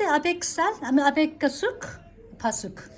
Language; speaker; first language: French; non-native, learner; Japanese